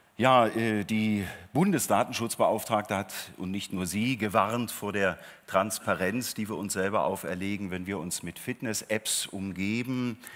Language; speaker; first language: German; native; German